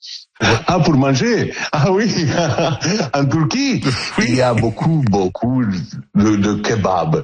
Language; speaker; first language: French; non-native, learner; Italian